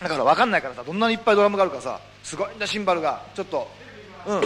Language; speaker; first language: Japanese; native; Japanese